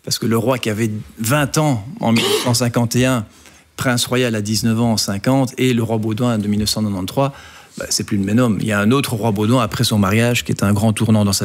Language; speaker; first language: French; native; French